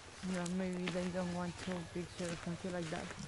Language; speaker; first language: English; non-native, learner; Spanish